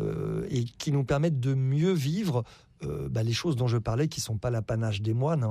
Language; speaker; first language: French; native; French